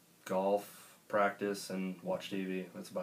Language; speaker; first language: English; native; English